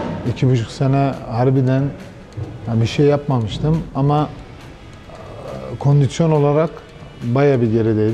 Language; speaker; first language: Turkish; early bilingual, heritage; Turkish